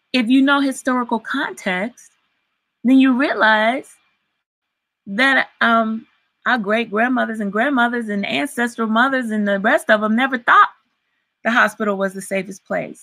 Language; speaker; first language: English; native; English